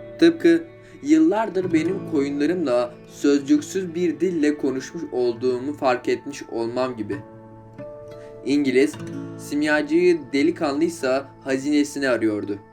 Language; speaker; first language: Turkish; native; Turkish